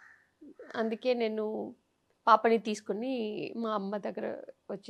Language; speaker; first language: Telugu; non-native, local second language; Tamil